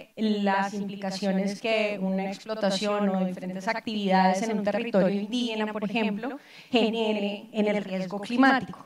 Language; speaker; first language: Spanish; native; Spanish